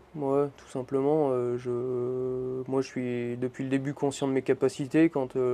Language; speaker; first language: French; native; French